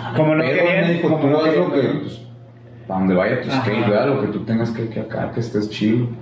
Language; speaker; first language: Spanish; native; Spanish